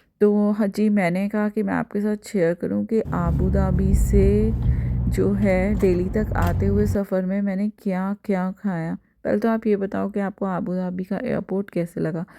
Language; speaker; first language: Hindi; native; Hindi